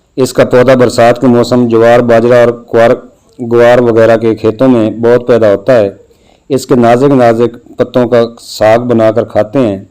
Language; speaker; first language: Urdu; non-native, local second language; Punjabi